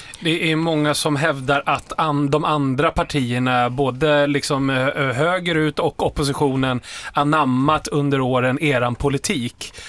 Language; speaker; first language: Swedish; native; Swedish